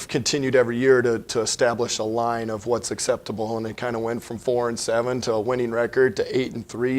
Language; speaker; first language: English; native; English